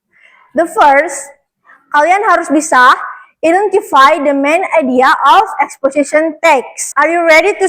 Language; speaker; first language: English; non-native, learner; Indonesian